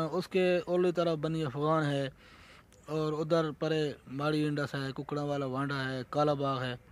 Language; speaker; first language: Urdu; non-native, local second language; Punjabi